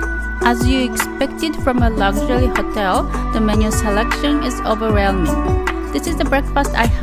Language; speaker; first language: English; non-native, learner; Japanese